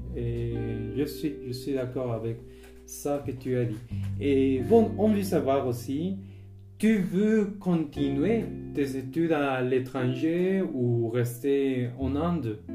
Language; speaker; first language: French; non-native, fluent; Spanish